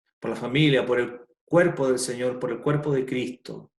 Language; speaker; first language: Spanish; native; Spanish